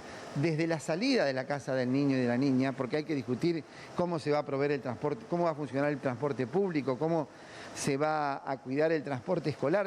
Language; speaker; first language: Spanish; native; Spanish